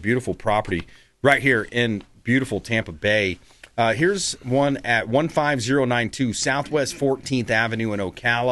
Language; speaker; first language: English; native; English